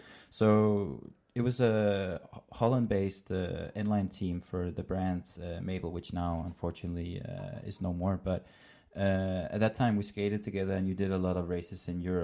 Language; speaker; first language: English; non-native, fluent; Danish